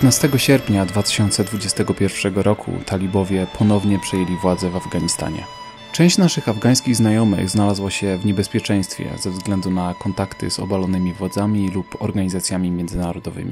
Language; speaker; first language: Polish; native; Polish